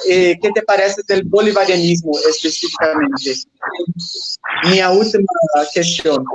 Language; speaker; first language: Spanish; non-native, fluent; Portuguese